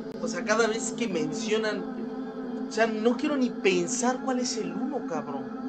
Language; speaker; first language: Spanish; native; Spanish